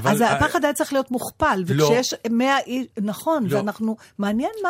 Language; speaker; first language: Hebrew; native; Hebrew